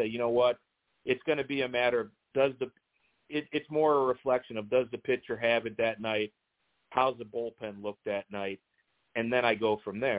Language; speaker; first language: English; native; English